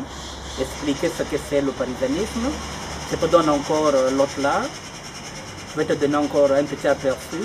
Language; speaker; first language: French; non-native, local second language; Lingala